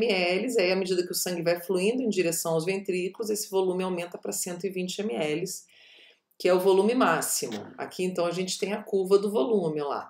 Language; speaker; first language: Portuguese; native; Portuguese